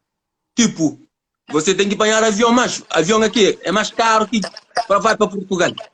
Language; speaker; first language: Portuguese; non-native, learner; Kabuverdianu